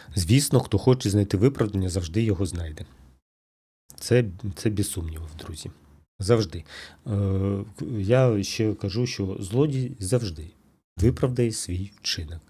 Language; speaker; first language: Ukrainian; non-native, local second language; Russian